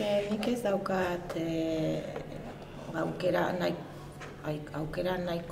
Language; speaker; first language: Basque; non-native, learner; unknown